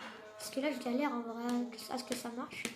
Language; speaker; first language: French; native; French